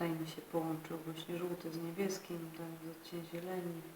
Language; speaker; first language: Polish; native; Polish